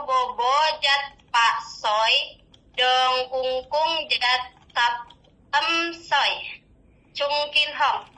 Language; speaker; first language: Cantonese; non-native, learner; Indonesian